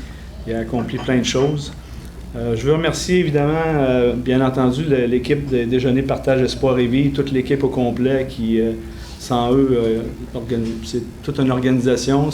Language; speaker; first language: French; native; French